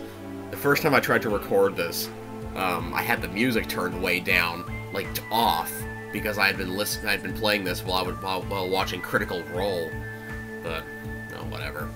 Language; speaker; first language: English; native; English